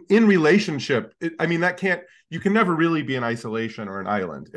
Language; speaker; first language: English; native; English